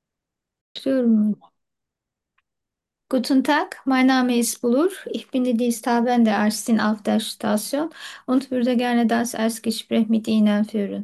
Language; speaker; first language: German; non-native, learner; Turkish